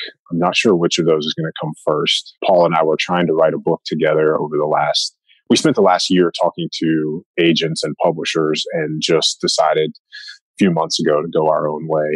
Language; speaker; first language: English; native; English